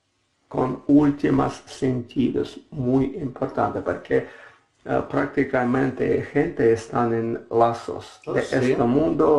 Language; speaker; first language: Spanish; non-native, learner; Russian